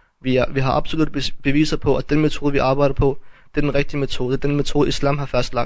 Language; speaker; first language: Danish; early bilingual, other home language; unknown